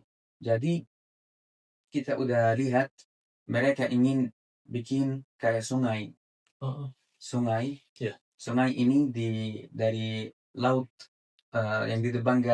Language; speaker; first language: Indonesian; non-native, fluent; Arabic